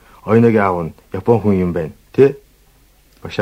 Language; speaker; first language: Mongolian; native; Mongolian